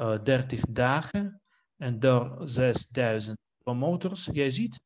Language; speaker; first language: Dutch; non-native, fluent; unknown